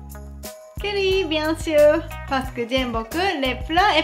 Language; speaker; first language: French; non-native, fluent; Japanese